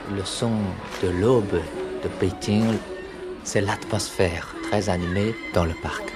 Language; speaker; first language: French; non-native, fluent; Chinese